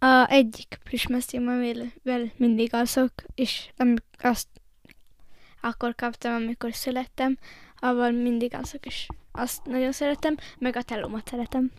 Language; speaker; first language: Hungarian; early bilingual, heritage; Hungarian